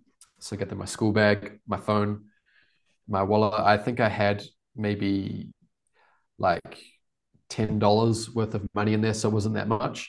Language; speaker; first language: English; native; English